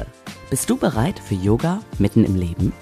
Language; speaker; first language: German; native; German